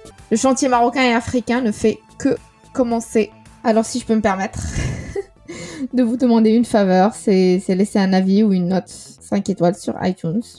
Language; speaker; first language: French; non-native, local second language; Arabic